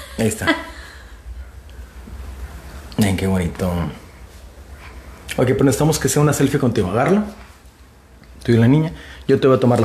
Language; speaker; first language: Spanish; native; Spanish